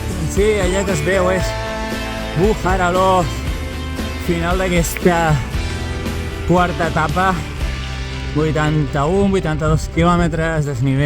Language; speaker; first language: Catalan; native; Catalan